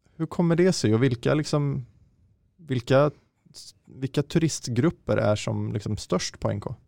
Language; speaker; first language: Swedish; native; Swedish